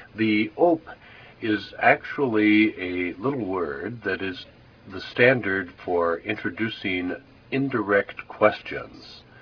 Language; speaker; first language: English; native; English